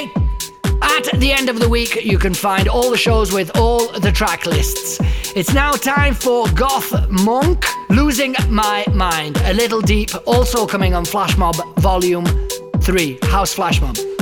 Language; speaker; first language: English; non-native, fluent; Italian